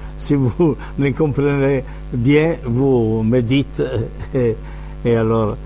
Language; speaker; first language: French; non-native, fluent; Italian